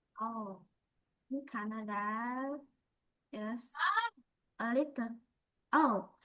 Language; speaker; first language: English; non-native, learner; Vietnamese